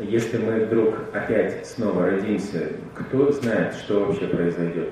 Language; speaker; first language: Russian; native; Russian